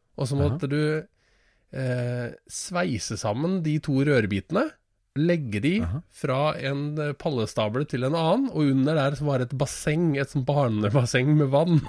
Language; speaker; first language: Norwegian; native; Norwegian